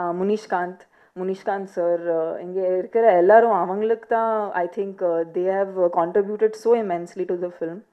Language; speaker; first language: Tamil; non-native, learner; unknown